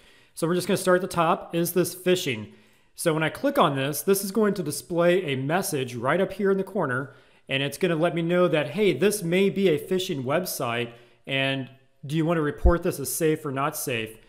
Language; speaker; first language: English; native; English